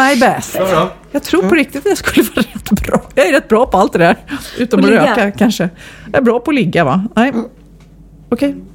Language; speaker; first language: Swedish; native; Swedish